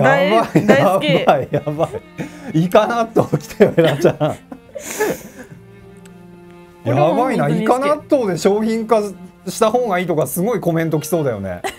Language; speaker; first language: Japanese; native; Japanese